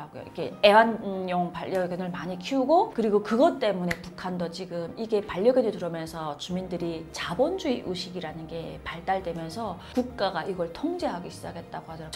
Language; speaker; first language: Korean; native; Korean